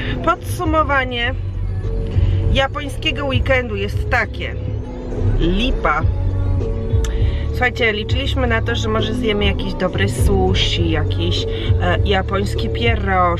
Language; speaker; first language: Polish; native; Polish